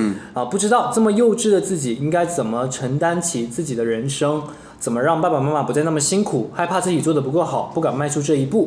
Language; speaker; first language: Chinese; native; Chinese